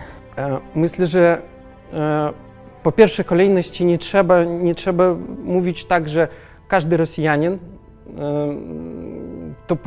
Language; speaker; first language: Polish; non-native, learner; Russian